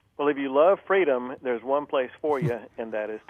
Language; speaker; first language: English; native; English